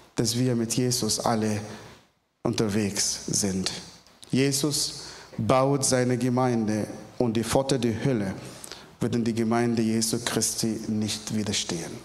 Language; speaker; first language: German; non-native, fluent; Arabic